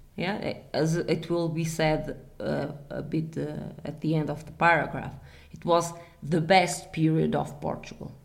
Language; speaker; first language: English; non-native, fluent; Portuguese